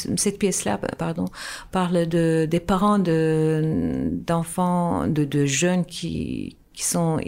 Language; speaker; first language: French; non-native, fluent; Turkish